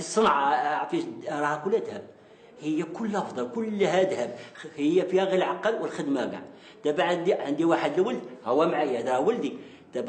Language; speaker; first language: Arabic; native; Arabic